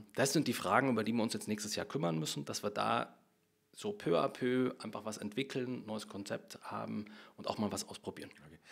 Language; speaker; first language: German; native; German